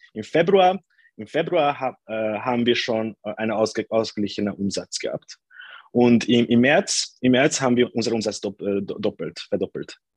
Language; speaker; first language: German; non-native, fluent; Hungarian